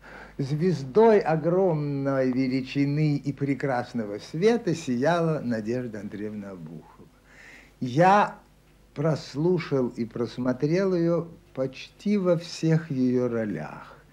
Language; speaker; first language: Russian; native; Russian